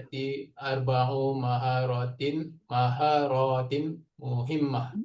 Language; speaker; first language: Arabic; non-native, learner; Malay